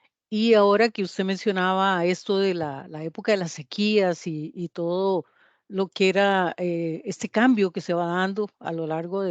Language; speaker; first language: Spanish; native; Spanish